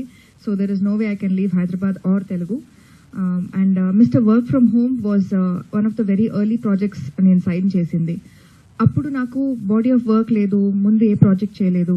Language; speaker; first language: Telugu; non-native, fluent; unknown